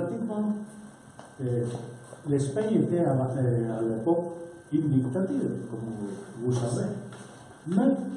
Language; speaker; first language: French; non-native, learner; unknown